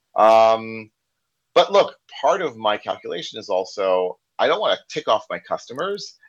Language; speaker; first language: English; native; English